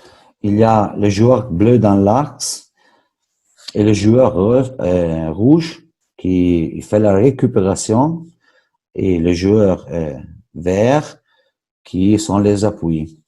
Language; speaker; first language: French; non-native, fluent; Italian